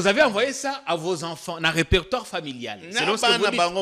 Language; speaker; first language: French; non-native, local second language; Lingala